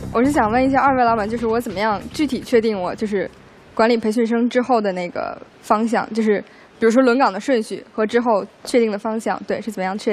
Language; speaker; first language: Chinese; native; Chinese